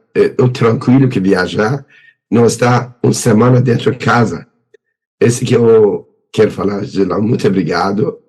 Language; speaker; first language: Portuguese; non-native, learner; Persian